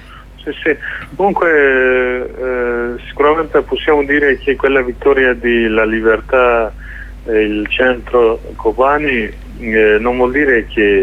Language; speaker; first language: Italian; non-native, learner; Kurdish